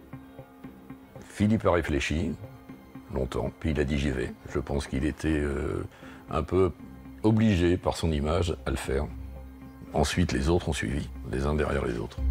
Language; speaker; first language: French; native; French